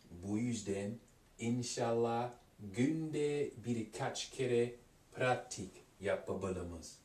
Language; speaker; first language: Turkish; non-native, learner; English